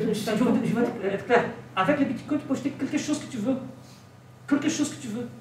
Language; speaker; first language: French; non-native, learner; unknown